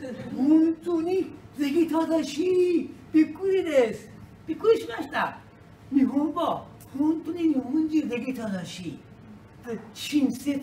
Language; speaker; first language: Japanese; non-native, learner; Persian